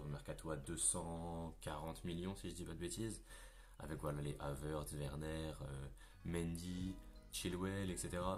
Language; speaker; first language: French; native; French